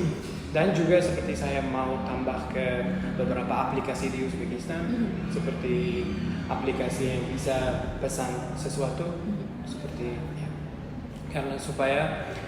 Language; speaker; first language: Indonesian; non-native, learner; Uzbek